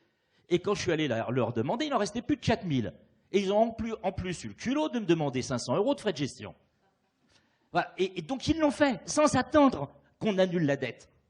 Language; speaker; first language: French; native; French